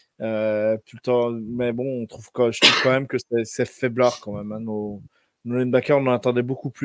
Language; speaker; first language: French; native; French